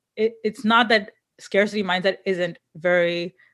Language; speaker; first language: English; non-native, local second language; Hindi